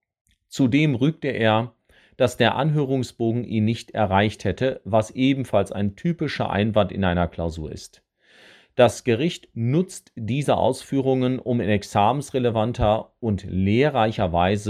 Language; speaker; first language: German; native; German